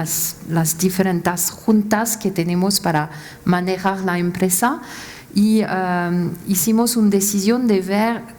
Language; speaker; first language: Spanish; non-native, fluent; French